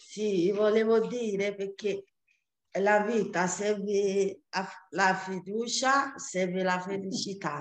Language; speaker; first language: Italian; non-native, learner; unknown